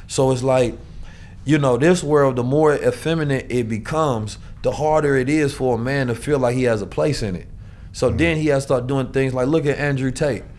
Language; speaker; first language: English; native; English